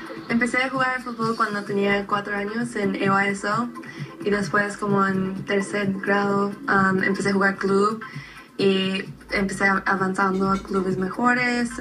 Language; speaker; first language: Spanish; early bilingual, heritage; Spanish